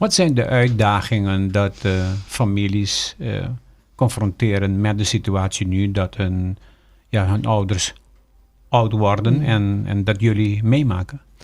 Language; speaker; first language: Dutch; non-native, local second language; Papiamento